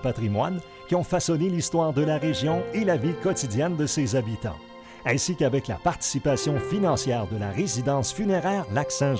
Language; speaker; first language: French; native; French